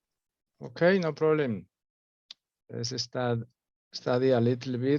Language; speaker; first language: English; non-native, fluent; Spanish